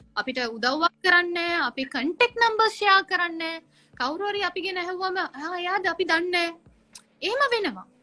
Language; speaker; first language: Sinhala; non-native, local second language; Tamil